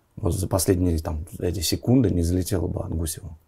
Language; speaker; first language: Russian; native; Russian